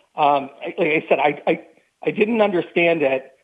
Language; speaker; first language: English; native; English